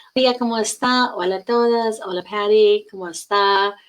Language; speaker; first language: Spanish; non-native, learner; English